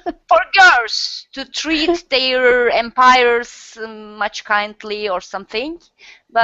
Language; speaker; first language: English; non-native, learner; Turkish